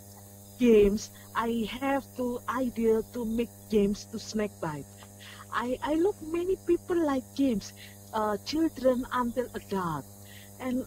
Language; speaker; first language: English; non-native, learner; Indonesian